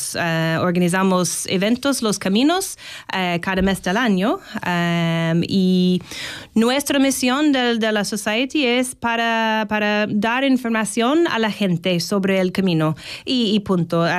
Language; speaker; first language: Spanish; non-native, learner; English